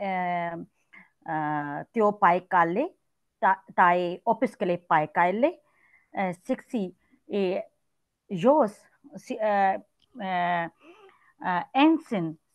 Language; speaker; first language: Finnish; non-native, learner; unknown